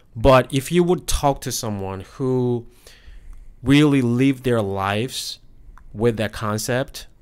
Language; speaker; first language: English; non-native, fluent; Korean